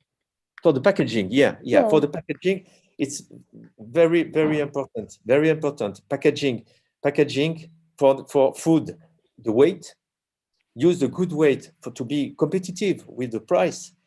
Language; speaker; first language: English; non-native, learner; French